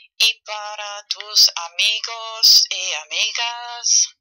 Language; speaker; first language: Spanish; non-native, fluent; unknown